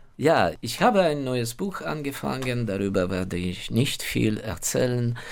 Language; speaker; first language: German; non-native, fluent; Ukrainian